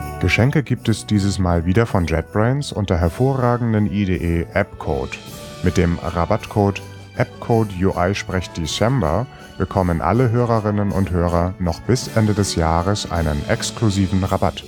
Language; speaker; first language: German; native; German